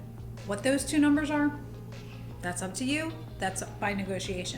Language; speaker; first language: English; native; English